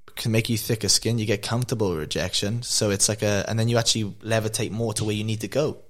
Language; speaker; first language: English; native; English